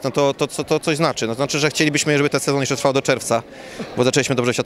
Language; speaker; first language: Polish; native; Polish